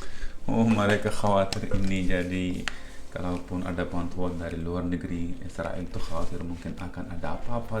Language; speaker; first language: Indonesian; non-native, fluent; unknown